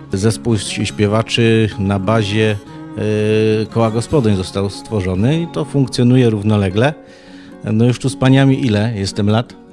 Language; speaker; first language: Polish; native; Polish